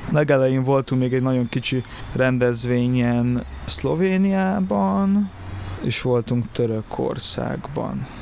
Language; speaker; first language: Hungarian; early bilingual, other home language; Portuguese